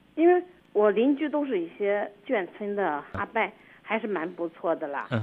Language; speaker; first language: Chinese; native; Chinese